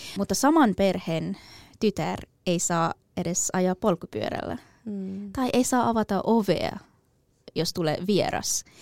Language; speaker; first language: Finnish; non-native, fluent; Persian